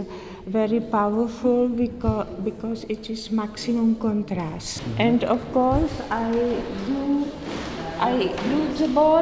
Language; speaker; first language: English; non-native, learner; Czech